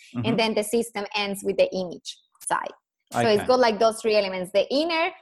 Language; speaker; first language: English; non-native, fluent; Spanish